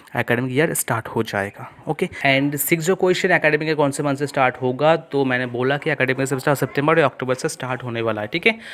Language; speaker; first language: Hindi; non-native, local second language; Bangla